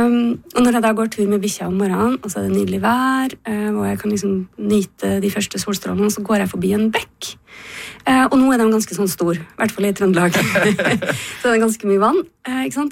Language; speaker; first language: Norwegian; native; Norwegian